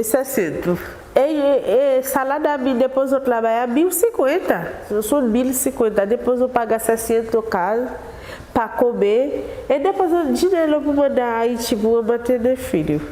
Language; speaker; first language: Portuguese; non-native, learner; Haitian Creole